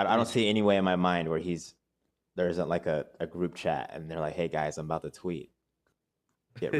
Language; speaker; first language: English; native; English